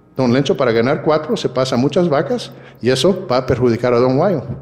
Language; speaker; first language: Spanish; early bilingual, heritage; Spanish